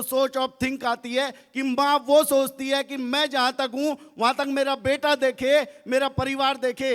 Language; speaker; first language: Hindi; native; Hindi